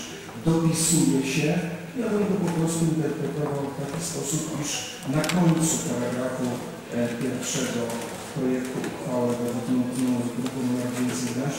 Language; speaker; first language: Polish; native; Polish